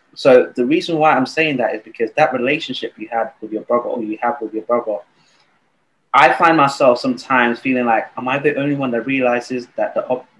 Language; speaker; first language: English; non-native, local second language; Yoruba